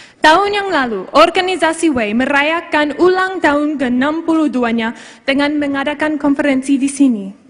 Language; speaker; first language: Malay; non-native, fluent; English